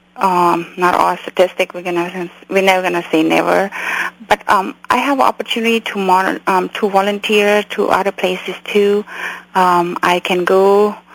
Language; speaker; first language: English; early bilingual, other home language; Khmer